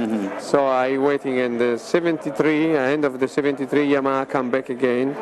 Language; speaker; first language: English; non-native, learner; Italian